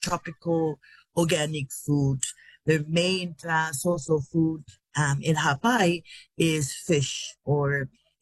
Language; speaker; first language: English; non-native, fluent; Tongan